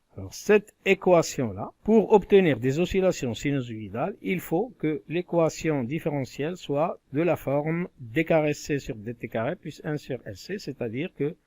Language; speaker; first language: French; non-native, local second language; Arabic